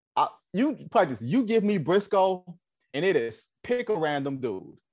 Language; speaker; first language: English; native; English